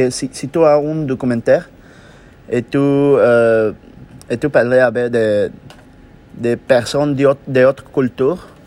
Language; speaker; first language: French; non-native, learner; Spanish